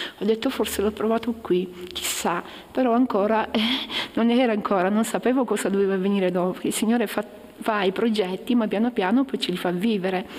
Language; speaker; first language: Italian; native; Italian